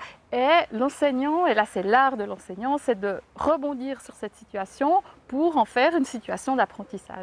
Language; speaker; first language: French; native; French